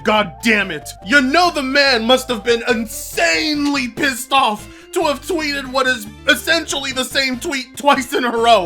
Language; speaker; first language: English; native; English